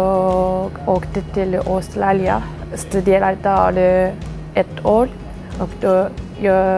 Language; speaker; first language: Swedish; non-native, learner; Japanese